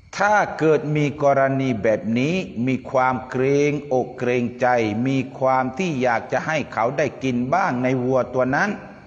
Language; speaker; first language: Thai; non-native, local second language; Pattani Malay